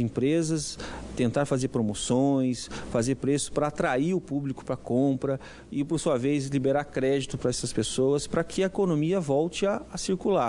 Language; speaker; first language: Portuguese; native; Portuguese